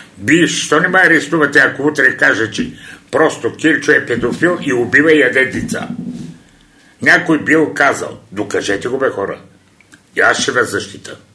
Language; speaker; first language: Bulgarian; non-native, local second language; Turkish